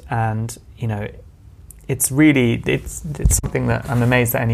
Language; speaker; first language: English; native; English